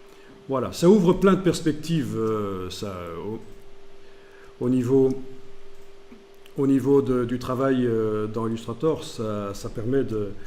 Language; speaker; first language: French; native; French